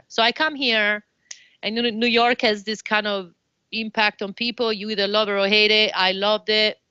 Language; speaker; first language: English; non-native, fluent; Italian